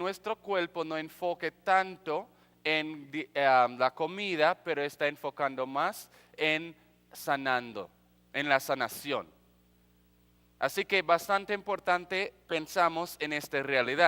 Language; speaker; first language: Spanish; non-native, fluent; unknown